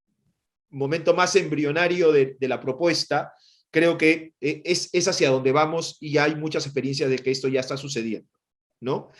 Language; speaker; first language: Spanish; native; Spanish